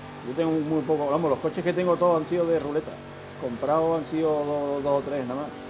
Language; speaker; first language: Spanish; native; Spanish